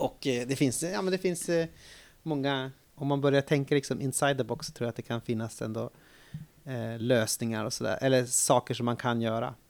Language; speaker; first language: Swedish; native; Swedish